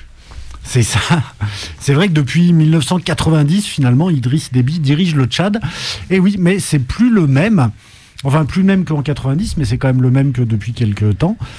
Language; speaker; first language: French; native; French